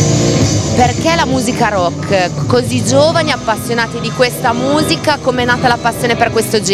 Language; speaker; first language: Italian; native; Italian